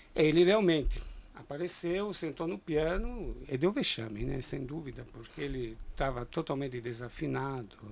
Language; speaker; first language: Portuguese; non-native, fluent; Italian